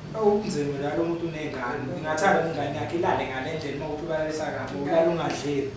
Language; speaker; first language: Zulu; native; Zulu